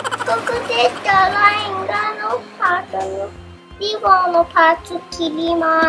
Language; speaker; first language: Japanese; early bilingual, heritage; Japanese